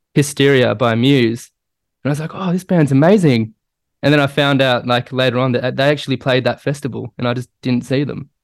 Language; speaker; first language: English; native; English